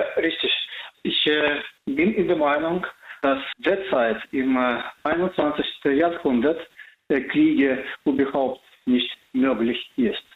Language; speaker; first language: German; non-native, fluent; Russian